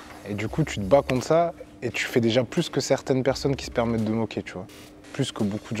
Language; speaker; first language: French; native; French